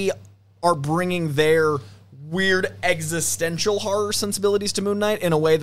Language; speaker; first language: English; native; English